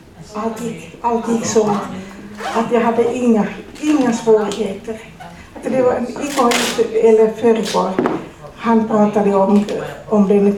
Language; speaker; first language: Swedish; non-native, fluent; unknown